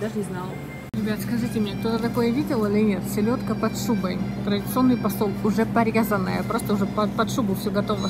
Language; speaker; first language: Russian; native; Russian